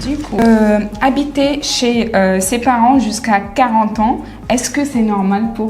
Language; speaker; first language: French; non-native, fluent; Arabic